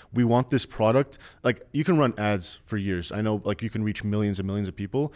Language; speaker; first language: English; native; English